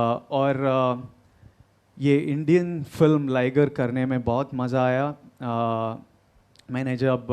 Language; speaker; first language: Hindi; non-native, local second language; Telugu